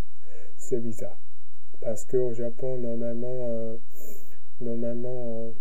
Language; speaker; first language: French; non-native, learner; Japanese